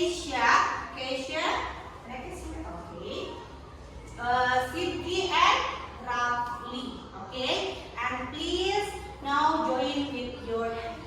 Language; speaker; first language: English; non-native, local second language; Indonesian